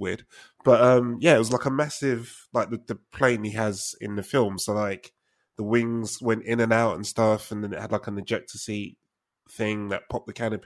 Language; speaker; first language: English; native; English